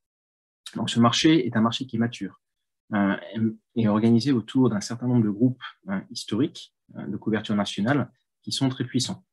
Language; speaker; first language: French; native; French